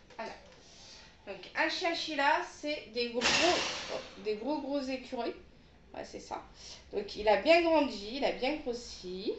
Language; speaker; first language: French; native; French